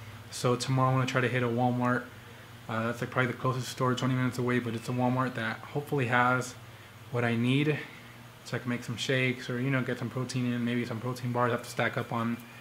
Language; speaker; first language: English; early bilingual, other home language; Spanish